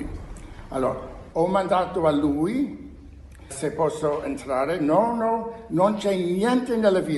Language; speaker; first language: Italian; non-native, learner; English